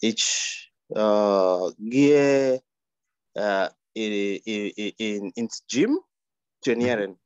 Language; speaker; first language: German; non-native, learner; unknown